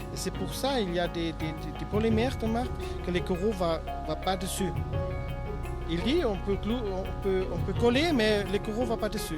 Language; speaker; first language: French; non-native, learner; German